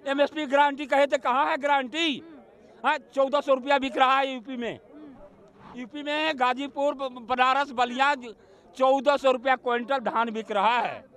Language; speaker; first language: Hindi; native; Hindi